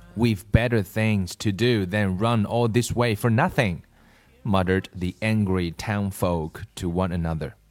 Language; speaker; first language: English; non-native, fluent; Chinese